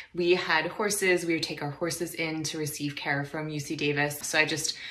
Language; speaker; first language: English; native; English